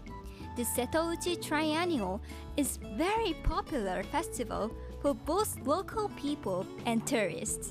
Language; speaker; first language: English; non-native, fluent; Japanese